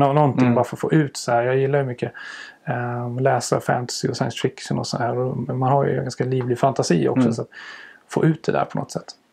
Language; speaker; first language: Swedish; native; Swedish